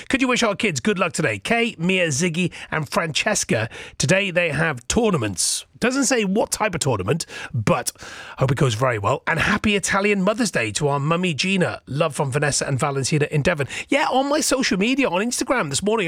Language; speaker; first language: English; native; English